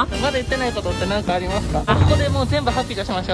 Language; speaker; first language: Japanese; native; Japanese